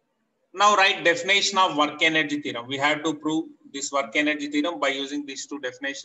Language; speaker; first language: English; non-native, local second language; Telugu